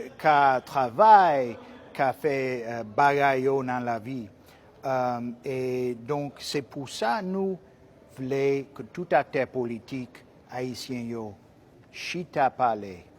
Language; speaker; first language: Haitian Creole; non-native, learner; English